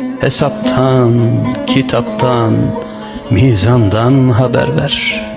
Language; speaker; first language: Turkish; native; Turkish